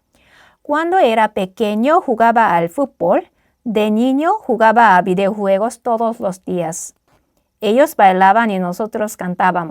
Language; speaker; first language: Spanish; non-native, fluent; Korean